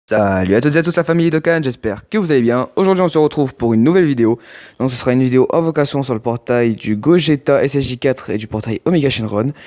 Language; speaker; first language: French; native; French